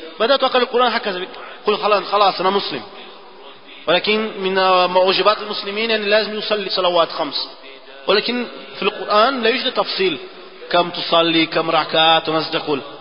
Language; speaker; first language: Arabic; non-native, fluent; Portuguese